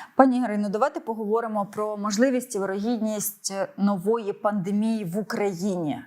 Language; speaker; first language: Ukrainian; native; Ukrainian